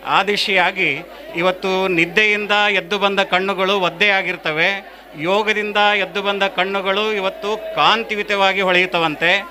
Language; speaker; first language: Kannada; native; Kannada